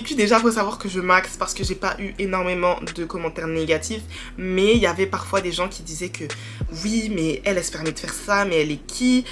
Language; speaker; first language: French; early bilingual, other home language; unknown